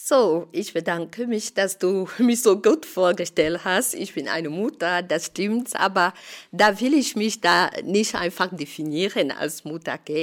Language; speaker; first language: German; non-native, fluent; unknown